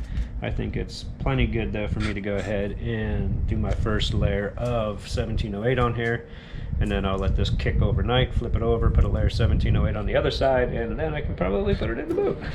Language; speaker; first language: English; native; English